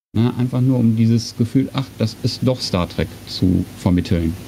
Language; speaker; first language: German; native; German